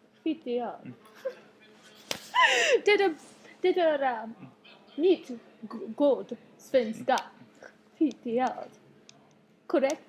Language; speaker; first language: Swedish; non-native, learner; English